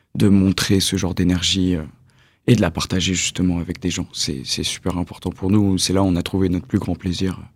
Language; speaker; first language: French; native; French